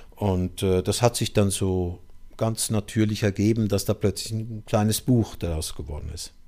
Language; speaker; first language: German; native; German